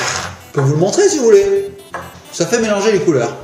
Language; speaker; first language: French; native; French